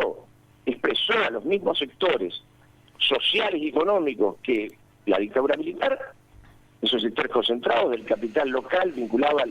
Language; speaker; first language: Spanish; native; Spanish